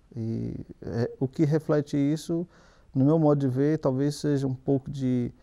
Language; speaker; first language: Portuguese; native; Portuguese